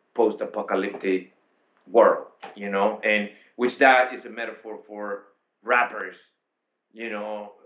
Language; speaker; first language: English; non-native, fluent; Spanish